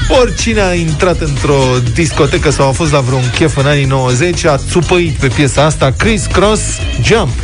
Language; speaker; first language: Romanian; native; Romanian